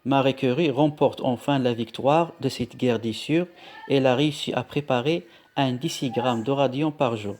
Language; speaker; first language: French; non-native, local second language; Arabic